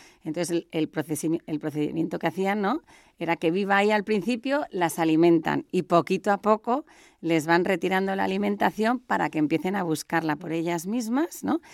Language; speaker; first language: Spanish; native; Spanish